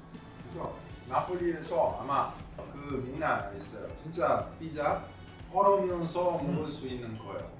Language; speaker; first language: Korean; non-native, learner; Italian